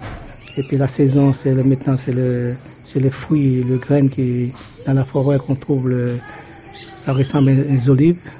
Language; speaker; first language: French; non-native, local second language; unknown